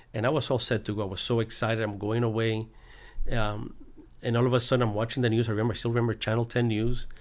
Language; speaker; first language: English; early bilingual, other home language; Spanish